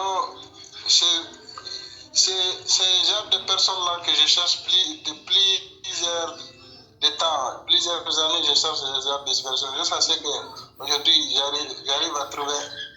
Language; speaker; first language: French; non-native, local second language; Bambara